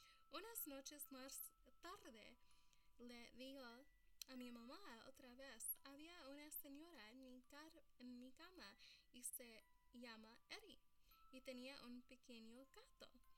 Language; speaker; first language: Spanish; early bilingual, heritage; Spanish